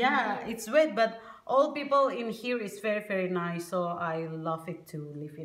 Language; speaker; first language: English; non-native, learner; Indonesian